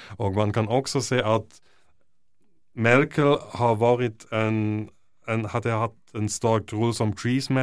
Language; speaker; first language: Norwegian; non-native, fluent; German